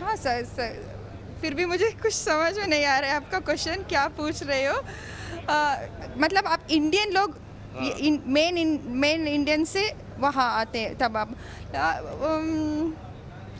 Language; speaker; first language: Hindi; early bilingual, heritage; Hindi